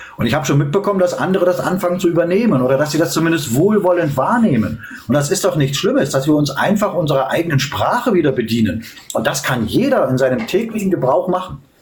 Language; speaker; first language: German; native; German